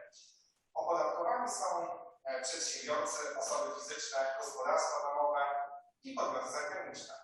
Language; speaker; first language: Polish; native; Polish